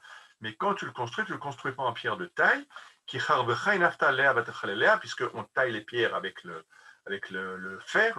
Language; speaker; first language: French; native; French